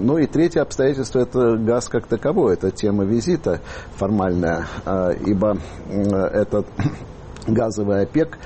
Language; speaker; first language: Russian; native; Russian